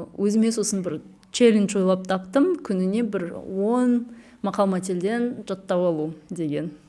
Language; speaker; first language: Kazakh; non-native, local second language; Chechen